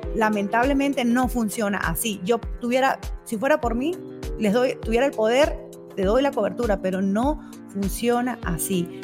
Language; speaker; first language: Spanish; native; Spanish